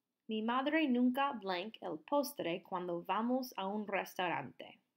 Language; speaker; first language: Spanish; non-native, fluent; English